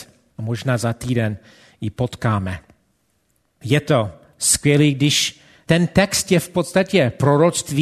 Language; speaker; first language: Czech; non-native, fluent; English